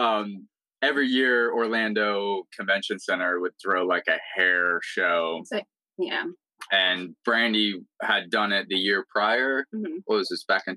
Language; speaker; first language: English; native; English